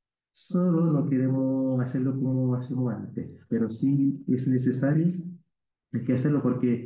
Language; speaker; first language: Spanish; non-native, learner; Haitian Creole